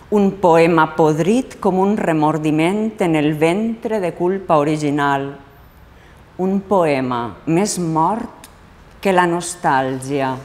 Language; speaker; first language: Catalan; native; Catalan